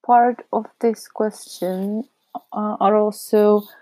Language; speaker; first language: English; non-native, fluent; Czech